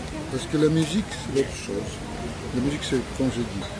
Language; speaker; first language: French; non-native, fluent; Russian